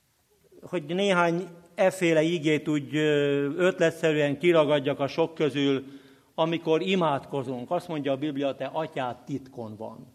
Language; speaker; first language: Hungarian; native; Hungarian